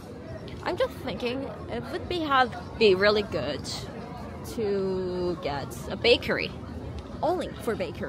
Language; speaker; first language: English; non-native, learner; Korean